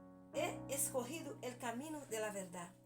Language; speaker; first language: Spanish; non-native, learner; Portuguese